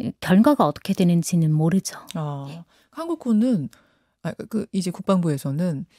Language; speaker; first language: Korean; native; Korean